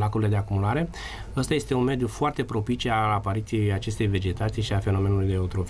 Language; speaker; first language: Romanian; native; Romanian